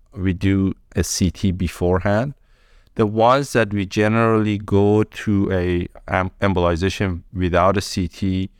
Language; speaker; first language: English; early bilingual, other home language; Persian